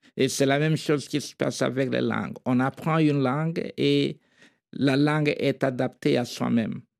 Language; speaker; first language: French; non-native, local second language; Kituba (Democratic Republic of Congo)